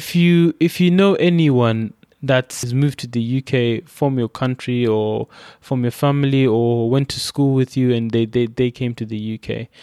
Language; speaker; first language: English; non-native, local second language; Shona